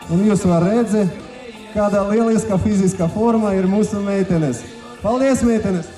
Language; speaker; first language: Latvian; non-native, local second language; Russian